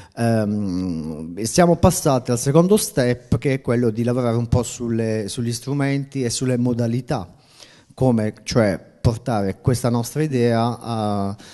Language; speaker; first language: Italian; native; Italian